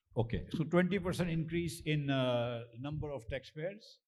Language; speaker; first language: English; non-native, local second language; Urdu